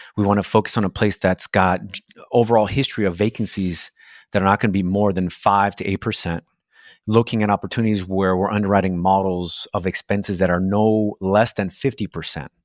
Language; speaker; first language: English; non-native, fluent; Portuguese